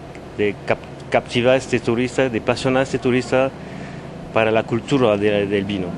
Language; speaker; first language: Spanish; non-native, learner; French